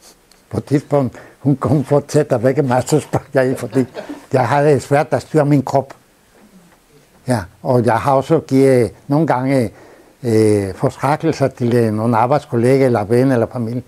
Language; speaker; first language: Danish; non-native, fluent; Spanish